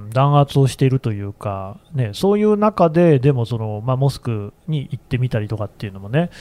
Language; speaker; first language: Japanese; native; Japanese